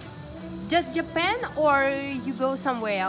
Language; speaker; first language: English; non-native, learner; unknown